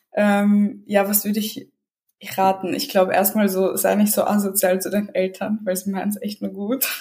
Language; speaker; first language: German; early bilingual, other home language; Serbian